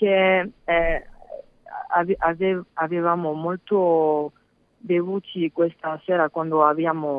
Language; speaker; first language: Italian; non-native, learner; French